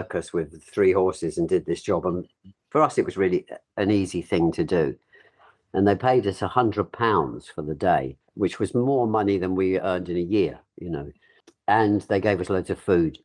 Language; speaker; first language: English; native; English